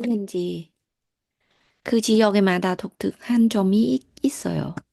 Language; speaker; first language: Korean; non-native, learner; Thai